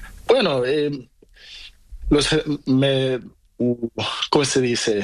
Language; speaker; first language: Spanish; non-native, learner; Portuguese